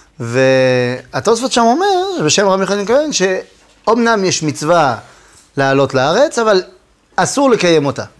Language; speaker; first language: Hebrew; non-native, fluent; French